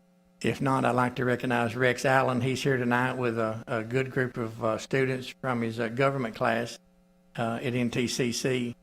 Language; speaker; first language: English; native; English